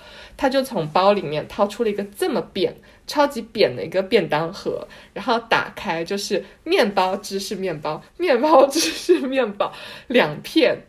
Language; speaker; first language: Chinese; non-native, local second language; Cantonese